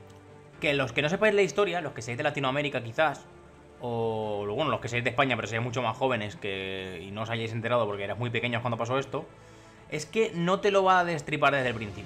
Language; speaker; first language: Spanish; native; Spanish